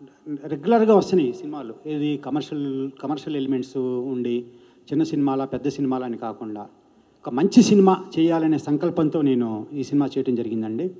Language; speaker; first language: Telugu; native; Telugu